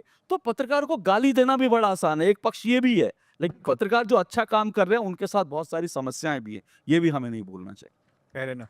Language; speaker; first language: Hindi; native; Hindi